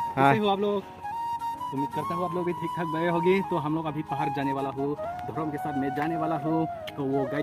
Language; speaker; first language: Hindi; non-native, local second language; Karbi